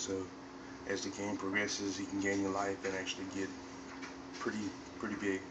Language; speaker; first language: English; native; English